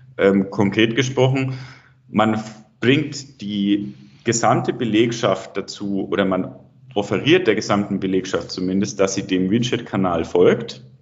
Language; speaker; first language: German; native; German